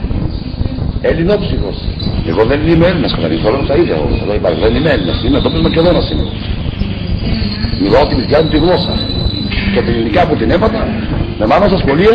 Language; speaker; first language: Greek; non-native, local second language; Macedonian